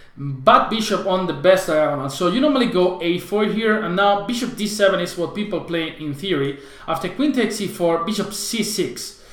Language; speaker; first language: English; non-native, fluent; Spanish